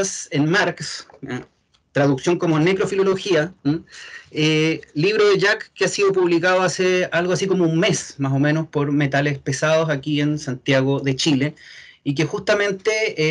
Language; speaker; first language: Spanish; native; Spanish